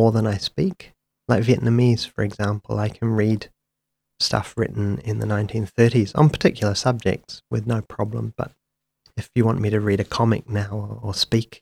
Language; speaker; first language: English; native; English